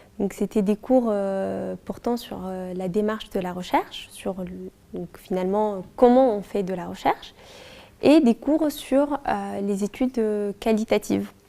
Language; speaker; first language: French; non-native, local second language; Arabic